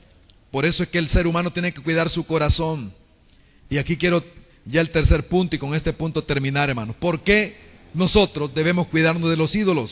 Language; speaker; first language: Spanish; native; Spanish